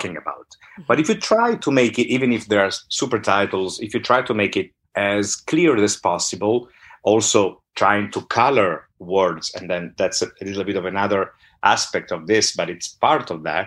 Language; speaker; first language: English; non-native, fluent; Italian